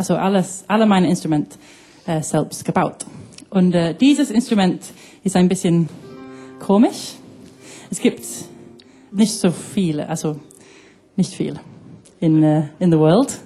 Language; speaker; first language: German; early bilingual, heritage; English